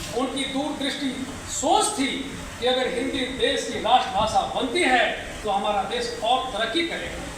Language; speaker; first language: Hindi; native; Hindi